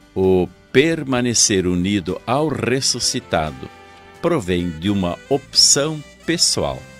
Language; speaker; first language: Portuguese; native; Portuguese